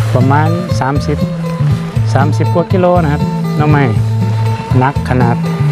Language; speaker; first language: Thai; native; Thai